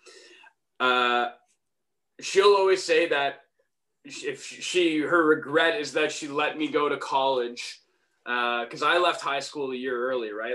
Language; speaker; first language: English; native; English